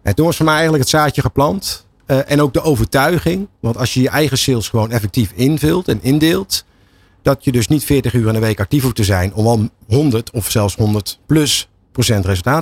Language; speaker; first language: Dutch; native; Dutch